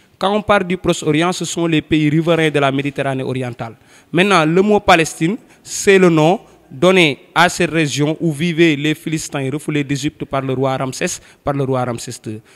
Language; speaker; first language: French; non-native, local second language; Wolof